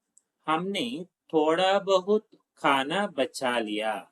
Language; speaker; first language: Hindi; non-native, local second language; Telugu